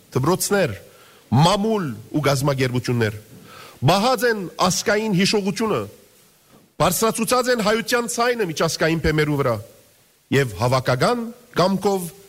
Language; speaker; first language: Armenian; early bilingual, heritage; Armenian